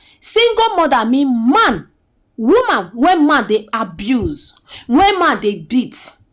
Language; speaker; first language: Nigerian Pidgin; native; Nigerian Pidgin